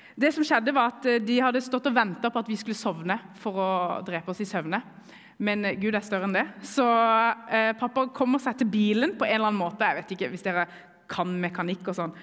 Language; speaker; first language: Norwegian; early bilingual, other home language; Kurdish